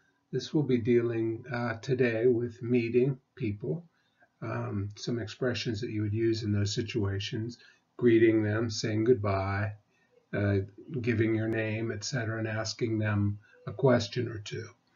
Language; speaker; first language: English; native; English